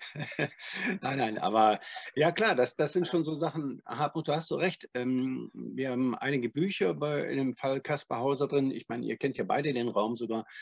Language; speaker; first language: German; native; German